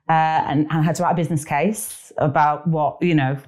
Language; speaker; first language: English; native; English